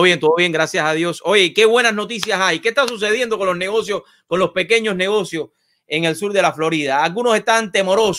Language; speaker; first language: Spanish; native; Spanish